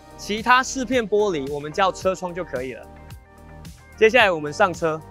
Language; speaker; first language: Chinese; native; Chinese